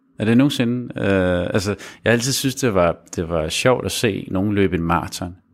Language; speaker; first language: Danish; early bilingual, other home language; Arabic